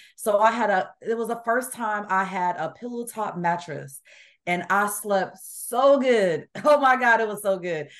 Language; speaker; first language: English; native; English